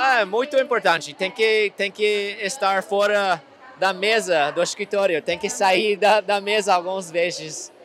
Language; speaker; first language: Portuguese; non-native, fluent; English